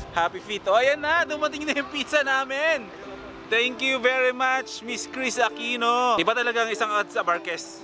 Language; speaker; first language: Filipino; native; Filipino